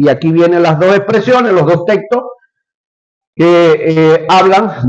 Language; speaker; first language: Spanish; native; Spanish